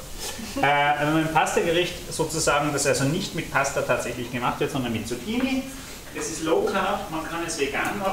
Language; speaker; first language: German; native; German